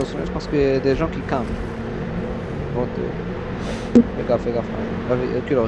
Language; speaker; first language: French; native; French